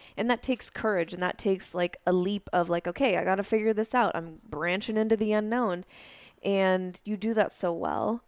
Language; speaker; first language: English; native; English